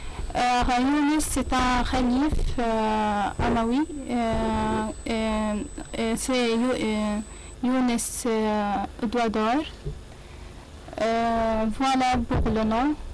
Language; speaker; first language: French; non-native, learner; Arabic